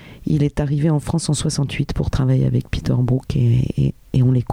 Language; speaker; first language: French; native; French